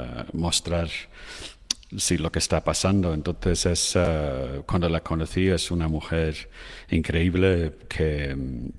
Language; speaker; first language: Spanish; non-native, fluent; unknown